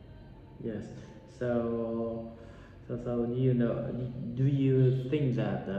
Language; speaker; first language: English; non-native, learner; Vietnamese